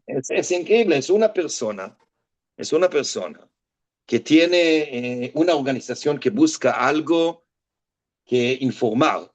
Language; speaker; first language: Spanish; non-native, fluent; Hebrew